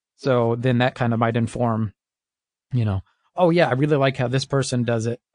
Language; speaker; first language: English; native; English